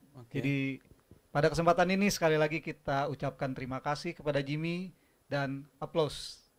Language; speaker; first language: Indonesian; native; Indonesian